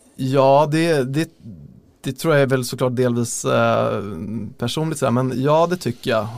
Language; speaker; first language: Swedish; native; Swedish